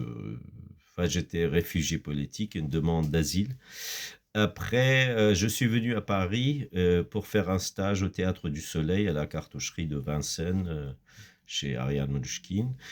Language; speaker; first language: French; non-native, fluent; Kurdish